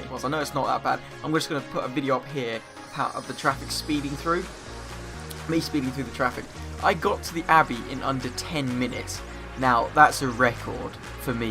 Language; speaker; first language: English; native; English